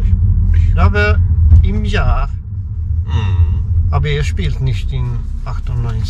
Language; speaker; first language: German; non-native, learner; Swedish